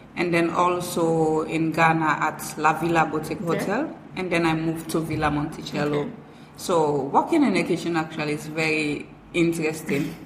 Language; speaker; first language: English; non-native, local second language; Fula